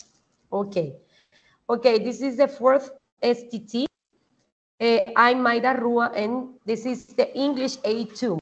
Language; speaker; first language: English; non-native, fluent; Spanish